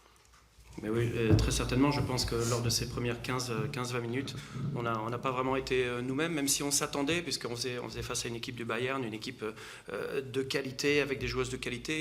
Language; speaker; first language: French; native; French